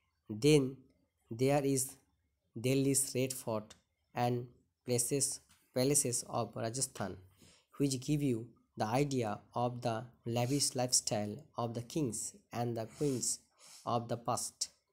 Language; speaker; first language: English; non-native, local second language; Bangla